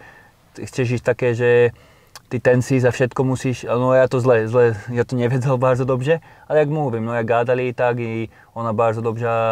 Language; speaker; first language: Polish; non-native, learner; Slovak